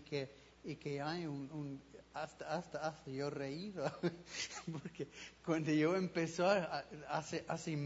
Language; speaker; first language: Spanish; non-native, learner; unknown